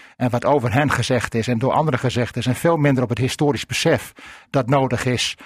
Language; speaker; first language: Dutch; native; Dutch